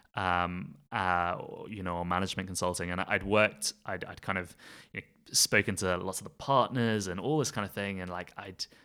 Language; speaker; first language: English; native; English